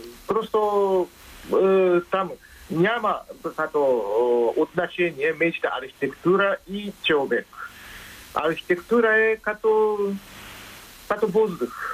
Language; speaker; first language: Bulgarian; non-native, learner; Japanese